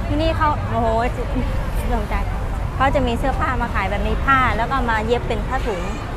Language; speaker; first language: Thai; non-native, fluent; Mon